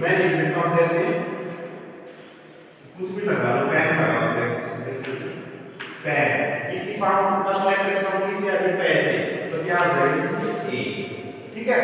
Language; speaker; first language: Hindi; native; Hindi